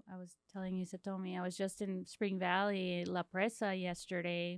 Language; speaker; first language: English; early bilingual, other home language; Spanish